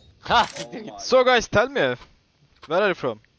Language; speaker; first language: English; non-native, learner; Turkish